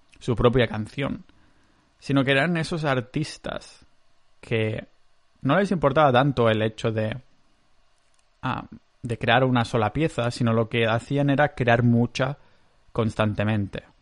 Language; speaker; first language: Spanish; non-native, local second language; Catalan